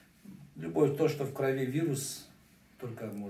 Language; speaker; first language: Russian; non-native, local second language; Kyrgyz